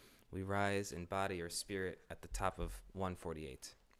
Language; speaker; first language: English; native; English